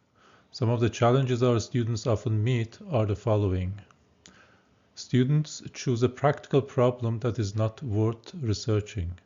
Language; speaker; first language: English; non-native, fluent; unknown